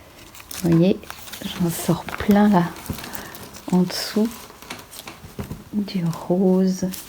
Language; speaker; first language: French; native; French